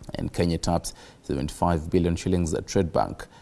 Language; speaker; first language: English; non-native, local second language; Swahili